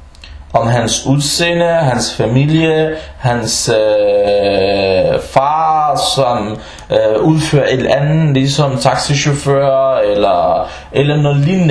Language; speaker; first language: Danish; early bilingual, other home language; Arabic